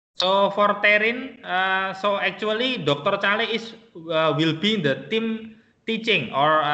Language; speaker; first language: English; non-native, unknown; Indonesian